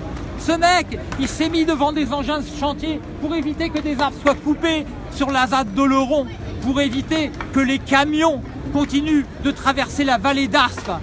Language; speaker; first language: French; native; French